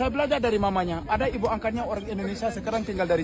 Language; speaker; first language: Indonesian; non-native, fluent; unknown